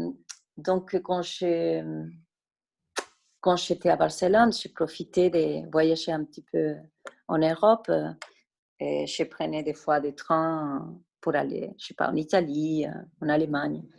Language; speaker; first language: French; non-native, fluent; Spanish